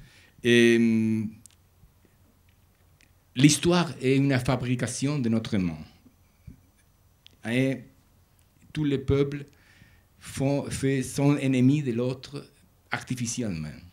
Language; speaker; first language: French; non-native, learner; Spanish